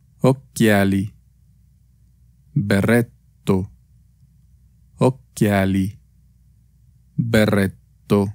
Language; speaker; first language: Italian; non-native, fluent; Spanish